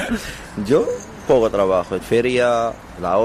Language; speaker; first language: Spanish; non-native, learner; Arabic